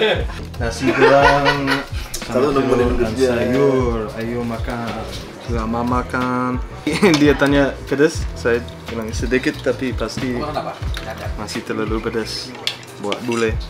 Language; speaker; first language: Indonesian; non-native, learner; English